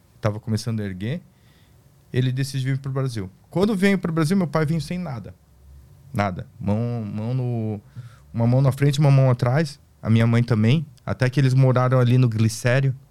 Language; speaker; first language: Portuguese; native; Portuguese